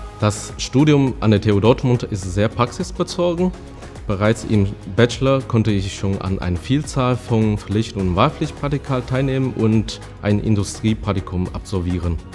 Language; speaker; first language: German; non-native, fluent; Chinese